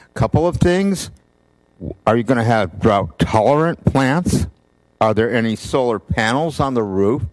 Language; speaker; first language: English; native; English